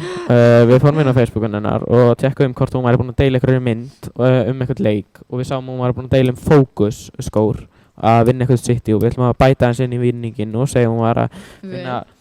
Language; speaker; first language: Icelandic; native; Icelandic